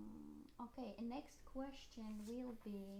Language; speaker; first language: English; non-native, learner; Polish